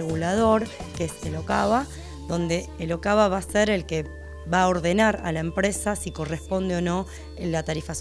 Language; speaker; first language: Spanish; native; Spanish